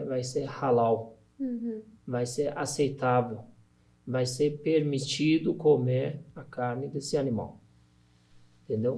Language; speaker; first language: Portuguese; non-native, learner; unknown